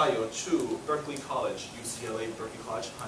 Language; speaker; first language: Chinese; non-native, learner; English